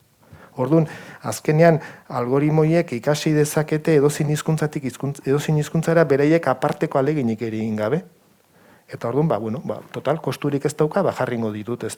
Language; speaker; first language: Basque; native; Basque